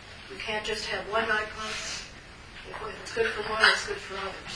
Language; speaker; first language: English; native; English